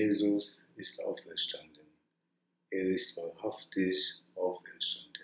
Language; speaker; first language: German; non-native, fluent; Arabic